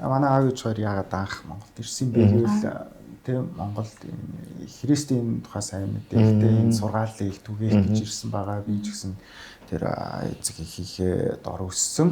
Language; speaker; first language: Mongolian; non-native, fluent; Japanese